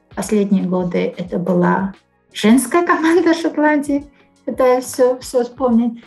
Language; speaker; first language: Russian; non-native, local second language; Georgian